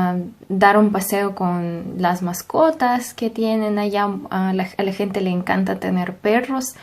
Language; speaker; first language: Spanish; non-native, fluent; Russian